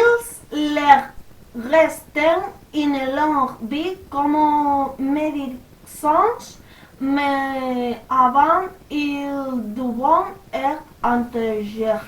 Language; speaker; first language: French; non-native, learner; Spanish